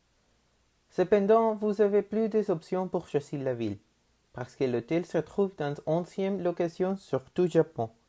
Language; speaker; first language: French; non-native, learner; Spanish